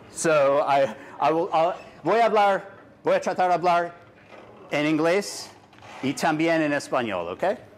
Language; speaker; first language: Spanish; non-native, fluent; English